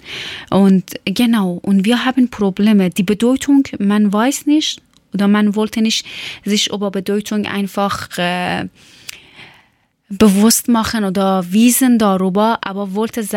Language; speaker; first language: German; non-native, learner; Persian